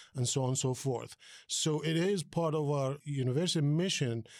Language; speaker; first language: English; non-native, fluent; Arabic